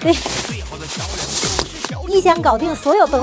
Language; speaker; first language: Chinese; native; Chinese